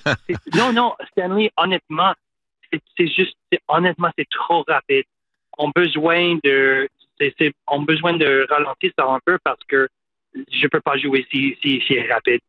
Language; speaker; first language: French; non-native, local second language; English